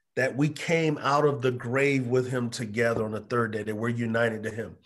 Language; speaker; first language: English; native; English